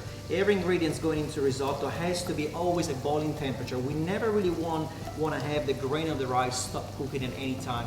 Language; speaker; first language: English; non-native, fluent; Italian